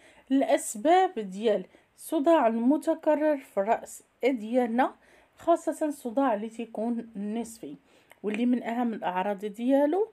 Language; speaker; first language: Arabic; native; Arabic